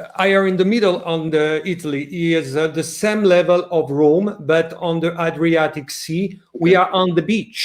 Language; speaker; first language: English; non-native, learner; French